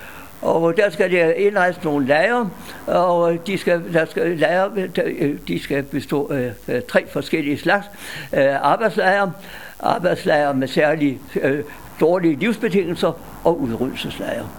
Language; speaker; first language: Danish; native; Danish